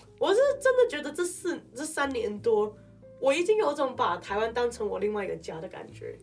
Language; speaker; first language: Chinese; non-native, local second language; Cantonese